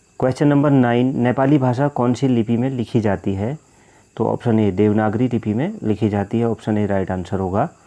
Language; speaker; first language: Hindi; native; Hindi